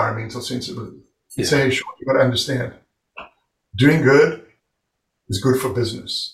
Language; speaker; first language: English; native; English